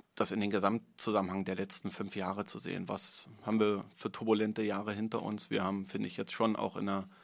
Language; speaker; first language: German; native; German